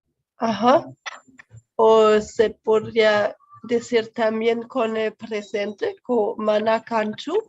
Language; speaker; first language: Spanish; non-native, fluent; German